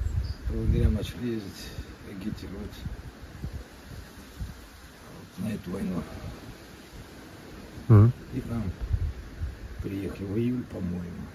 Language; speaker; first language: Russian; native; Russian